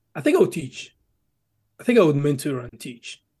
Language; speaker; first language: English; early bilingual, other home language; Arabic